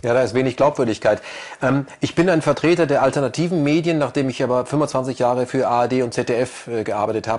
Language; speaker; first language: German; native; German